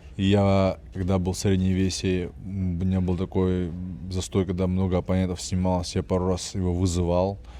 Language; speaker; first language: Russian; non-native, fluent; Georgian